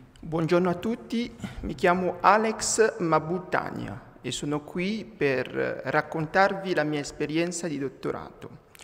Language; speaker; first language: Italian; non-native, fluent; French